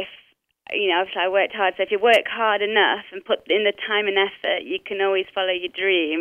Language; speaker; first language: English; native; English